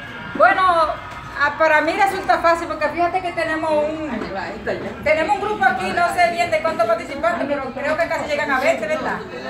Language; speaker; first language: Spanish; native; Spanish